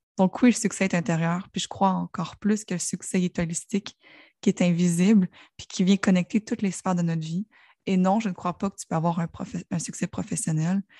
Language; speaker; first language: French; native; French